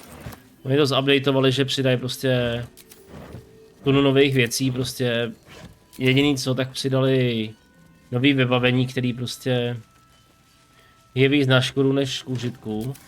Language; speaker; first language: Czech; native; Czech